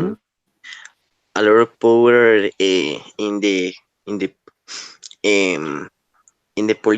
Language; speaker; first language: English; non-native, learner; Spanish